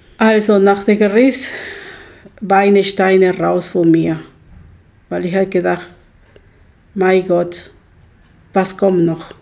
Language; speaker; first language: German; non-native, learner; Spanish